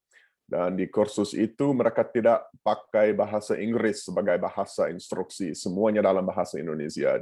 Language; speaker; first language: Indonesian; non-native, fluent; English